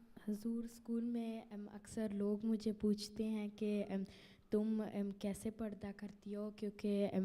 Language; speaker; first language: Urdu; early bilingual, heritage; Urdu